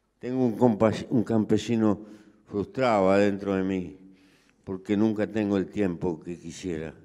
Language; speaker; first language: Spanish; native; Spanish